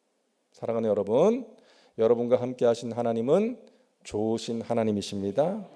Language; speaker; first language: Korean; native; Korean